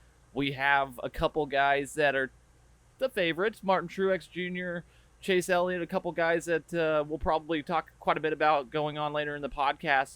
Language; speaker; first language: English; native; English